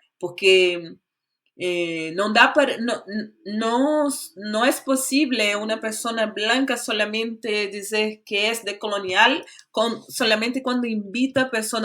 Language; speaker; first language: Spanish; non-native, fluent; Portuguese